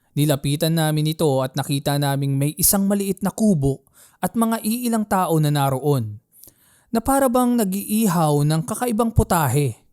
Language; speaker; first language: Filipino; native; Filipino